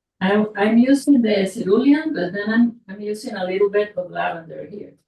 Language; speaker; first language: English; non-native, fluent; Spanish